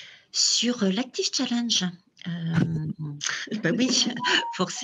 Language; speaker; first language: French; native; French